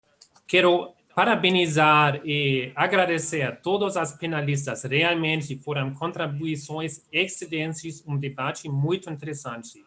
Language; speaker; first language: Portuguese; non-native, fluent; German